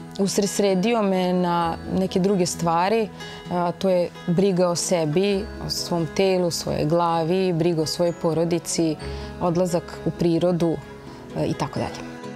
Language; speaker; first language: Serbian; native; Serbian